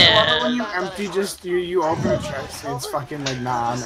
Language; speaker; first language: English; native; English